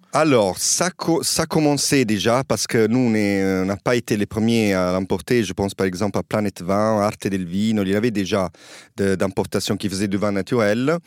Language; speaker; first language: French; non-native, fluent; Italian